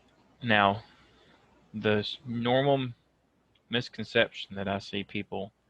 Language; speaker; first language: English; native; English